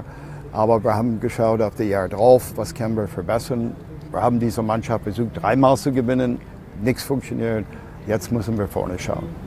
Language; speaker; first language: German; non-native, learner; English